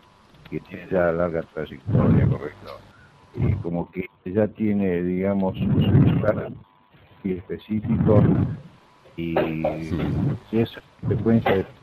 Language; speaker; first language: Spanish; native; Spanish